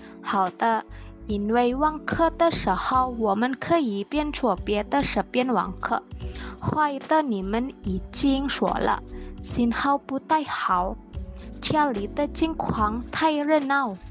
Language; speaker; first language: Chinese; non-native, learner; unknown